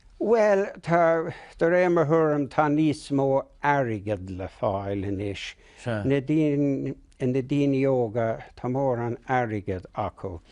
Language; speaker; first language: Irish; non-native, local second language; English